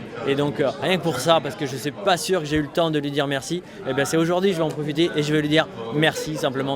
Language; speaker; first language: French; native; French